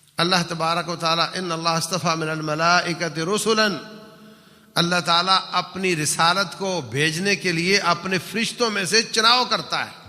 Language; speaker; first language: Urdu; non-native, local second language; Punjabi